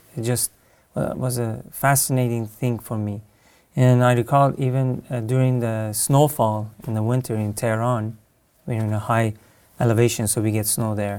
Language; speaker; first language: English; non-native, fluent; Persian